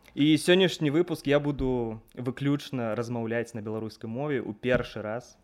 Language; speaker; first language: Belarusian; non-native, local second language; Russian